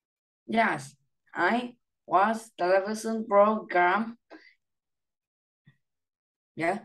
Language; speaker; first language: English; non-native, learner; Vietnamese